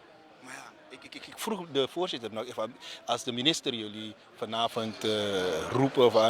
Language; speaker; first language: Dutch; native; Dutch